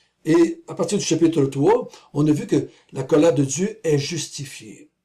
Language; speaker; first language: French; native; French